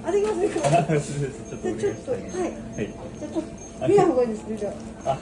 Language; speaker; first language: Japanese; non-native, learner; Korean